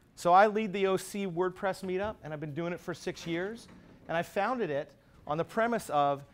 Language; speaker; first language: English; native; English